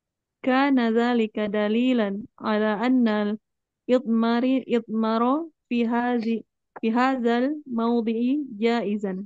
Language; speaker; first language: Arabic; non-native, learner; Indonesian